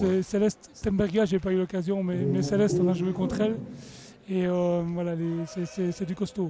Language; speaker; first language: French; native; French